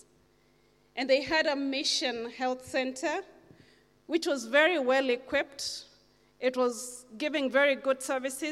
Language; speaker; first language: English; non-native, local second language; Kamba